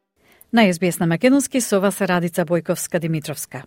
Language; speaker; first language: Macedonian; native; Macedonian